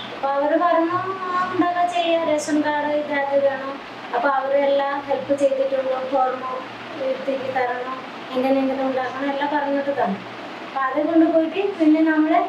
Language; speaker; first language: Malayalam; non-native, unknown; Odia